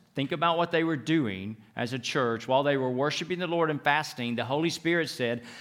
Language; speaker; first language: English; native; English